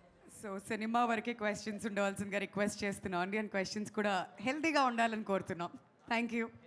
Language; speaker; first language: Telugu; native; Telugu